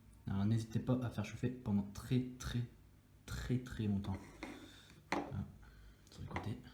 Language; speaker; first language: French; native; French